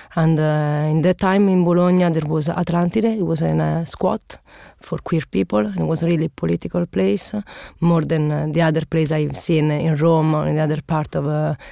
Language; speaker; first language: English; non-native, learner; Italian